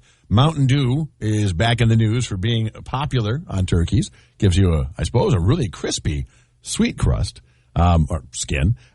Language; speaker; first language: English; native; English